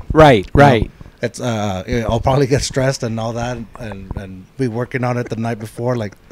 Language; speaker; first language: English; native; English